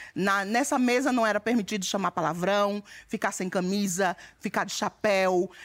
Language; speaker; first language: Portuguese; native; Portuguese